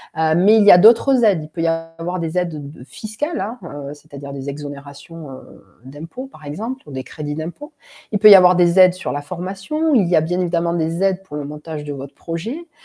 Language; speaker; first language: French; native; French